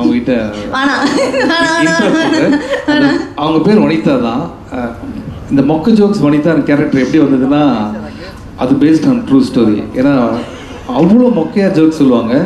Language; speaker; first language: Tamil; native; Tamil